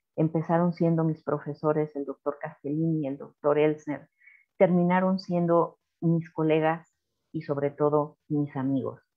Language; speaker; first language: Spanish; native; Spanish